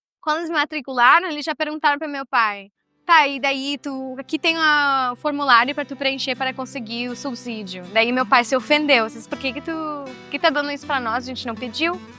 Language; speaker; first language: Portuguese; non-native, fluent; Spanish